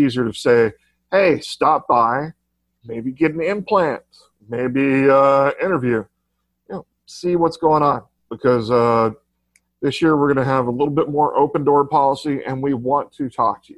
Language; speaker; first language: English; native; English